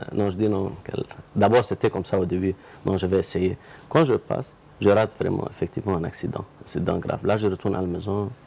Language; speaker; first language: French; non-native, fluent; Arabic